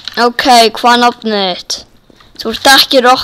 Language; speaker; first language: Icelandic; non-native, learner; Danish